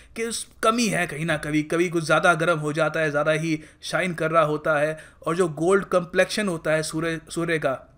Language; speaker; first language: Hindi; native; Hindi